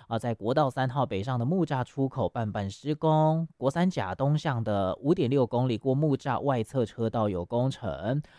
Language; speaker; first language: Chinese; native; Chinese